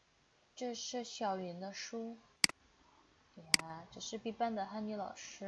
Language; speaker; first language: Chinese; non-native, fluent; Indonesian